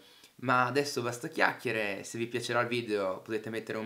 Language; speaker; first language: Italian; native; Italian